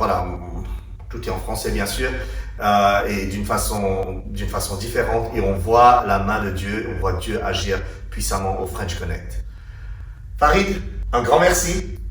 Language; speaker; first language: French; native; French